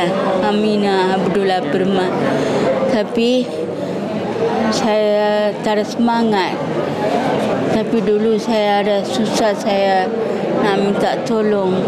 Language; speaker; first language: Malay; non-native, local second language; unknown